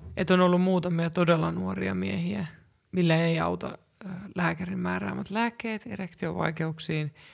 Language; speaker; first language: Finnish; native; Finnish